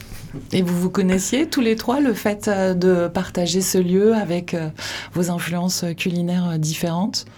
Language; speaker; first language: French; native; French